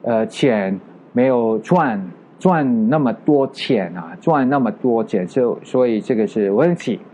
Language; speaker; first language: Chinese; non-native, learner; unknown